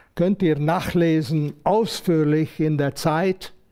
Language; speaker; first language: German; non-native, fluent; Hungarian